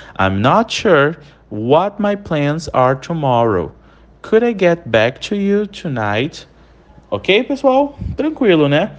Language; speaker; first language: English; non-native, fluent; Portuguese